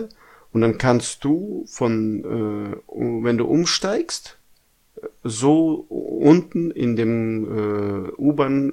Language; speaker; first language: German; non-native, fluent; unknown